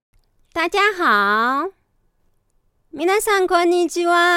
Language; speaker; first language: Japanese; non-native, fluent; Chinese